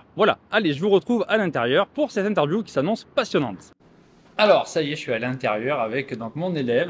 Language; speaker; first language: French; native; French